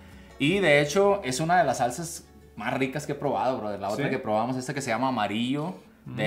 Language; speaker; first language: Spanish; native; Spanish